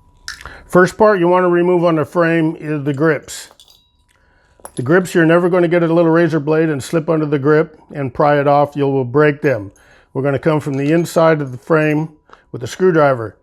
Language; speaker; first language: English; native; English